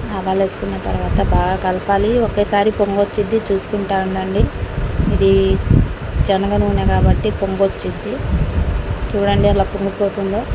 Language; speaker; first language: Telugu; non-native, local second language; Urdu